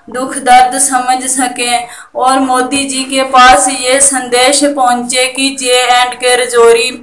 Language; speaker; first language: Hindi; native; Hindi